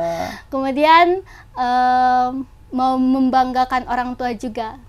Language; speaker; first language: Indonesian; native; Indonesian